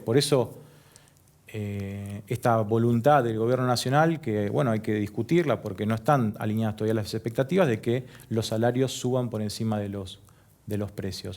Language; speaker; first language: Spanish; native; Spanish